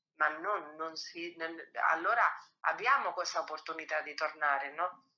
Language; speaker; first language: Italian; non-native, fluent; Spanish